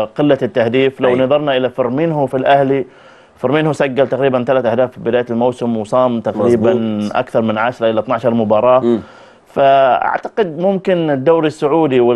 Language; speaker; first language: Arabic; native; Arabic